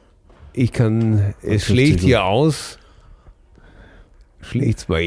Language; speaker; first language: German; native; German